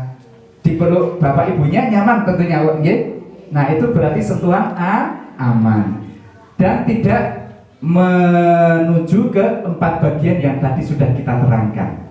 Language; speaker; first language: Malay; non-native, local second language; Javanese